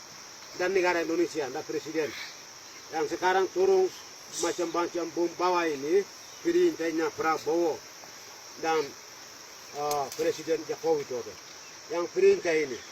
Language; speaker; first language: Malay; non-native, local second language; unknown